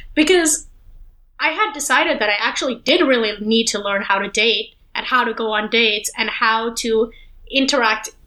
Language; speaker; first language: English; non-native, local second language; Hindi